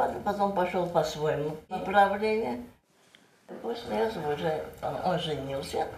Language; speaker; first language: Russian; non-native, local second language; Azerbaijani